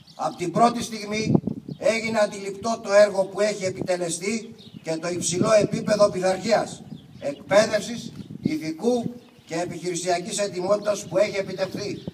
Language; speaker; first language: Greek; native; Greek